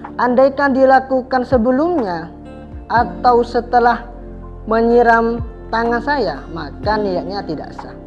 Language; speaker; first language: Indonesian; non-native, local second language; Madurese